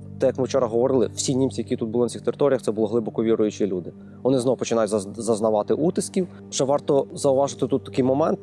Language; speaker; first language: Ukrainian; native; Ukrainian